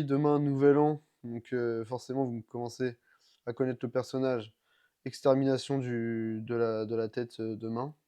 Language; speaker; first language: French; native; French